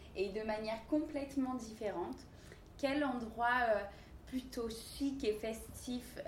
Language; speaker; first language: French; native; French